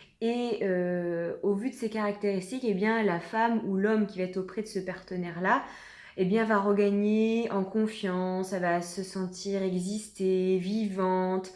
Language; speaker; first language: French; native; French